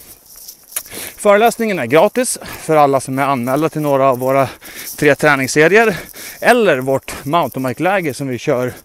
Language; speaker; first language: Swedish; native; Swedish